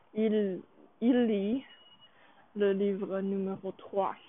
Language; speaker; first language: French; non-native, learner; Chinese